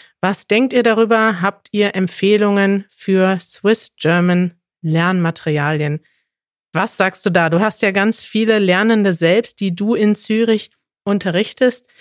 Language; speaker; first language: German; native; German